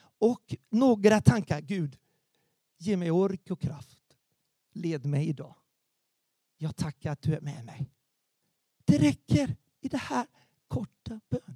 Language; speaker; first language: Swedish; non-native, fluent; Portuguese